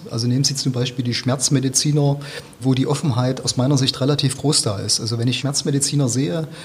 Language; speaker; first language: German; native; German